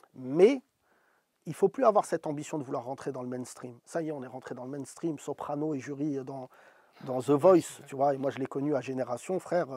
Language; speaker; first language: French; native; French